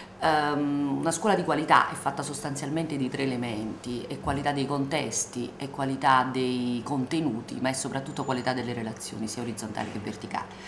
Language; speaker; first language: Italian; native; Italian